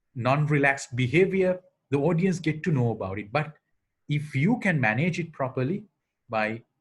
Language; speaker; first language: English; non-native, local second language; Sinhala